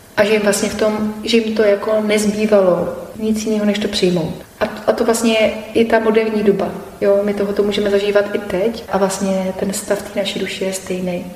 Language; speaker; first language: Czech; native; Czech